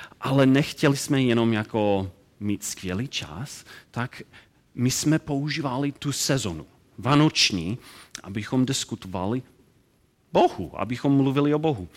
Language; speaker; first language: Czech; non-native, learner; English